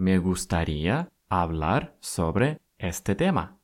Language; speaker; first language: Spanish; non-native, fluent; Russian